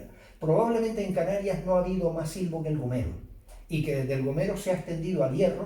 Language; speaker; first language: Spanish; native; Spanish